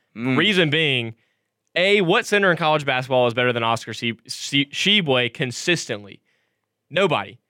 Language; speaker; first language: English; native; English